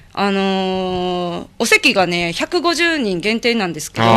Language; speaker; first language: Japanese; native; Japanese